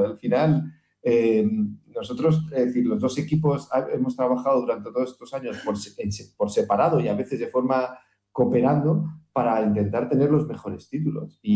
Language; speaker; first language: Spanish; native; Spanish